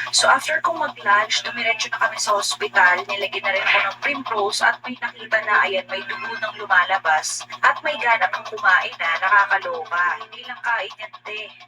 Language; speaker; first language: Filipino; native; Filipino